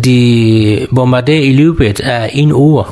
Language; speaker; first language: Danish; non-native, learner; Kurdish